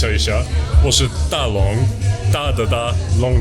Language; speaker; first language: Chinese; non-native, learner; English